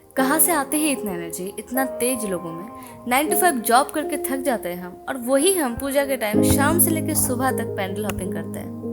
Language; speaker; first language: Hindi; non-native, local second language; Bangla